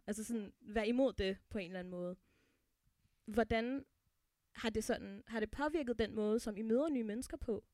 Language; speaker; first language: Danish; early bilingual, other home language; Arabic